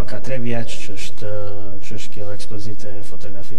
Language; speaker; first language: Albanian; early bilingual, heritage; Albanian